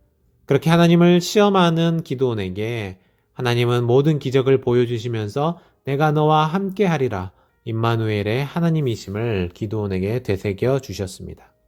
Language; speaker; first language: Korean; native; Korean